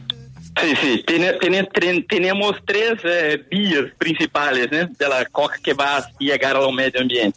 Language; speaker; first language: Spanish; non-native, learner; Portuguese